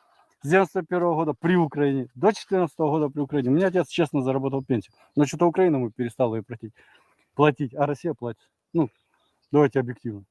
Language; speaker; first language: Russian; native; Russian